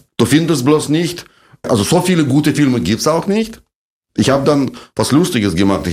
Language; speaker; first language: German; non-native, fluent; Russian